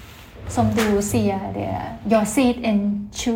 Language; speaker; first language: Swedish; non-native, learner; Thai